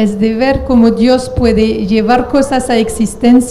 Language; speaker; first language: Spanish; non-native, fluent; French